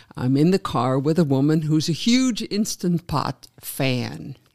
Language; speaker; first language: English; non-native, fluent; Dutch